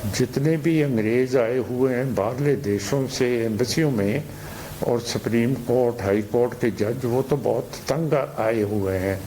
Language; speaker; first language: Hindi; non-native, local second language; Punjabi